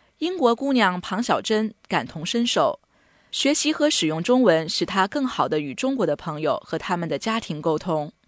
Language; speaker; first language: Chinese; native; Chinese